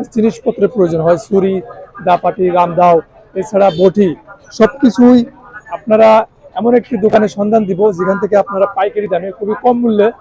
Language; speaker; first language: Bangla; native; Bangla